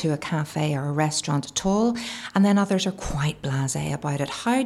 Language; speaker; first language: English; native; English